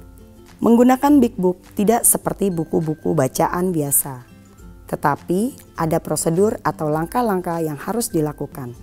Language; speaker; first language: Indonesian; native; Indonesian